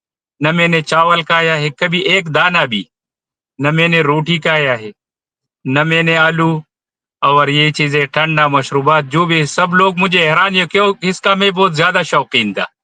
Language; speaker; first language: Hindi; non-native, local second language; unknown